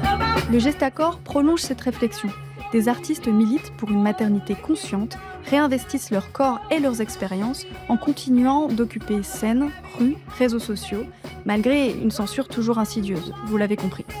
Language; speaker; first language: French; native; French